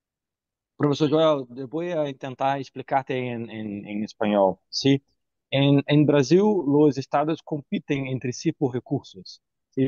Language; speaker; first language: Spanish; non-native, learner; Portuguese